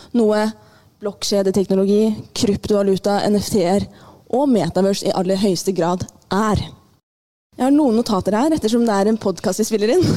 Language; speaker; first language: Norwegian; early bilingual, other home language; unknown